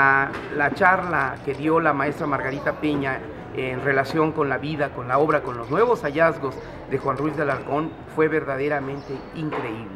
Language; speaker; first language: Spanish; native; Spanish